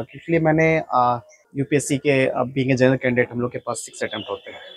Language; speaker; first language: Hindi; native; Hindi